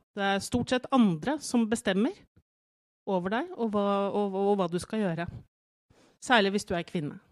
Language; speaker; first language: Norwegian; native; Norwegian